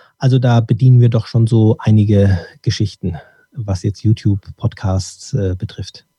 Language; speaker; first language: German; early bilingual, other home language; Turkish